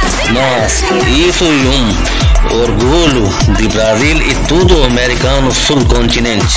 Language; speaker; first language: Portuguese; non-native, learner; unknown